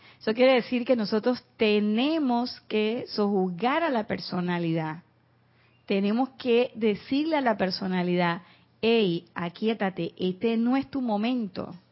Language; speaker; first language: Spanish; native; Spanish